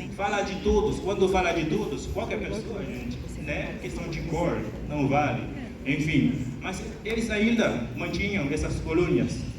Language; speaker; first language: Portuguese; non-native, fluent; Haitian Creole